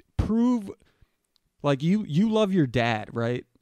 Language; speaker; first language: English; native; English